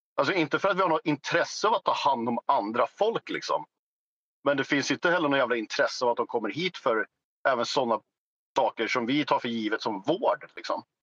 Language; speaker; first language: Swedish; native; Swedish